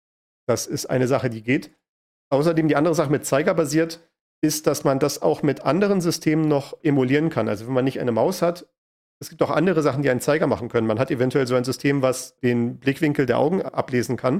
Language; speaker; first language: German; native; German